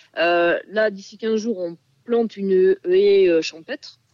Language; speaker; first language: French; native; French